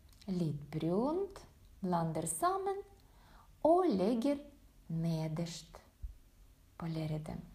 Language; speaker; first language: Norwegian; non-native, fluent; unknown